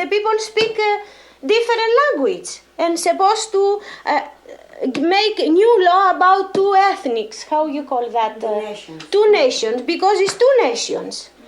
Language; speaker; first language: English; non-native, learner; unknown